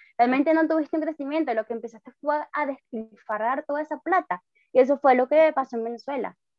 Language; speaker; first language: Spanish; native; Spanish